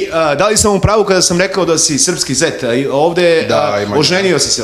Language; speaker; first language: Bosnian; native; Bosnian